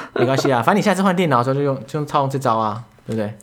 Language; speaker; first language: Chinese; native; Chinese